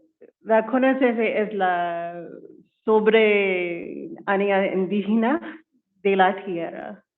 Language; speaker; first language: Spanish; non-native, learner; English